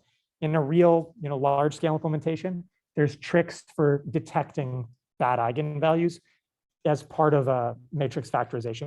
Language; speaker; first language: English; native; English